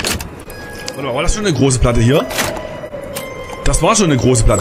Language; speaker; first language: German; native; German